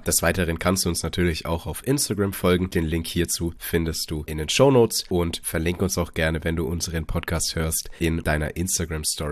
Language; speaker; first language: German; native; German